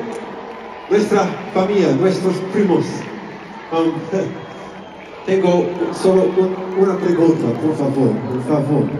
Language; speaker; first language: Spanish; non-native, learner; English